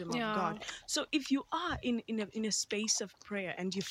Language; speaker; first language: English; non-native, local second language; Xhosa